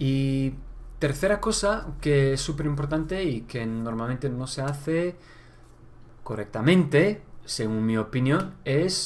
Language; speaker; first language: Spanish; non-native, fluent; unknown